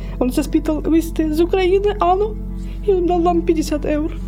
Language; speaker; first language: Ukrainian; early bilingual, heritage; Slovak